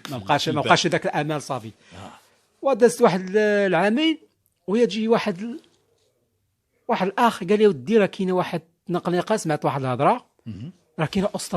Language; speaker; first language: Arabic; native; Arabic